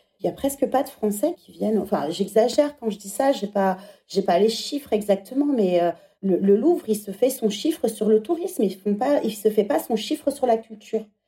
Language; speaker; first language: French; native; French